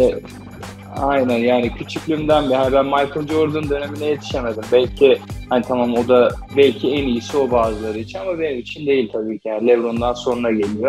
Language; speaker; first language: Turkish; native; Turkish